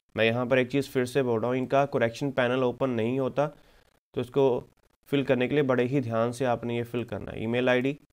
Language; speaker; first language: Hindi; non-native, local second language; Punjabi